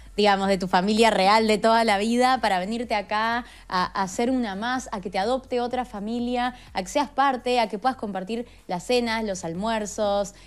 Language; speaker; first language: Spanish; native; Spanish